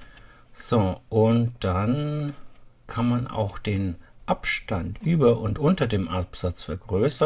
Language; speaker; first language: German; native; German